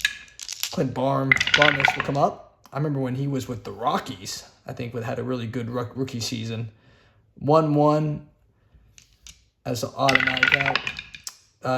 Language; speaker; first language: English; native; English